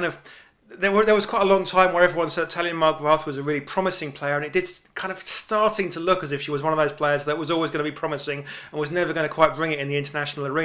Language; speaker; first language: English; native; English